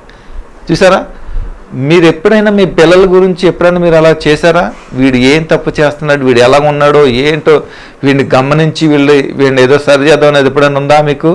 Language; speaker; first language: Telugu; native; Telugu